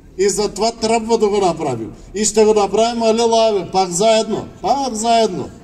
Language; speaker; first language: Bulgarian; non-native, local second language; Turkish